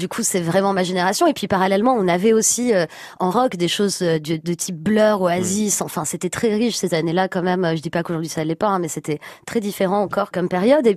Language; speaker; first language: French; native; French